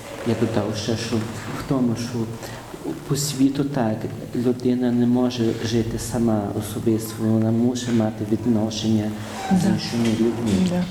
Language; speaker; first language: Ukrainian; early bilingual, heritage; Ukrainian